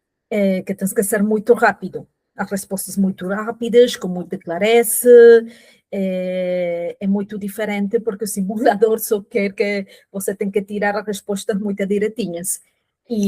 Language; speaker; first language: Portuguese; non-native, fluent; Spanish